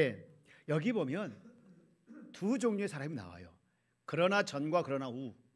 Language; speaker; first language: Korean; native; Korean